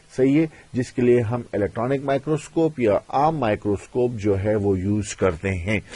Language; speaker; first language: Urdu; non-native, local second language; Pashto